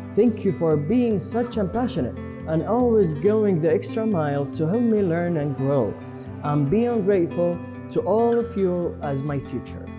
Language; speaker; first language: English; non-native, fluent; Arabic